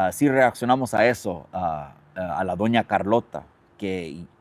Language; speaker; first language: Spanish; early bilingual, other home language; English